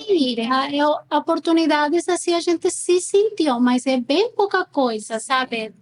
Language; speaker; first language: Portuguese; non-native, fluent; Spanish